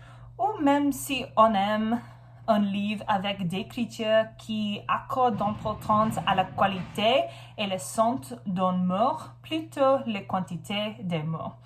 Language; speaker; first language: French; non-native, learner; English